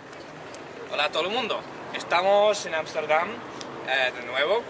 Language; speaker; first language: Spanish; non-native, fluent; English